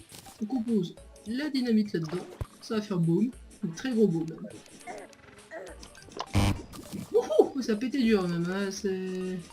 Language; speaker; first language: French; native; French